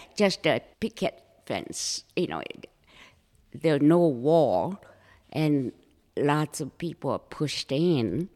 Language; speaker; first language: English; non-native, fluent; Japanese